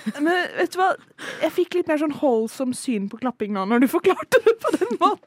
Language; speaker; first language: Norwegian; native; Norwegian